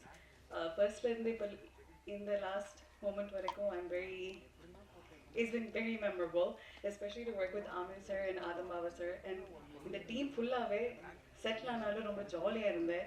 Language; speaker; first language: Tamil; non-native, learner; Malayalam